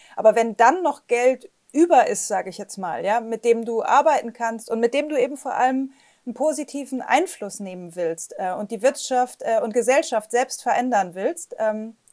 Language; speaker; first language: German; native; German